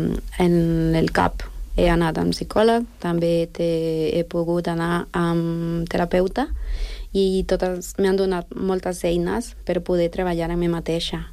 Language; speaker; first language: Catalan; non-native, fluent; Spanish